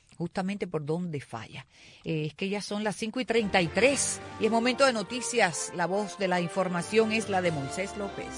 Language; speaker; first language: Spanish; native; Spanish